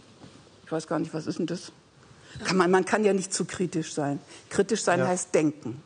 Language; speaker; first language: German; native; German